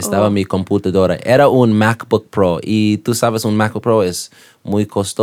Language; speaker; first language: Spanish; non-native, learner; English